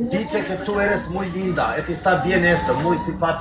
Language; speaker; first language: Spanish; non-native, learner; Albanian